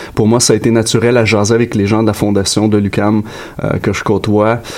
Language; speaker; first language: French; native; French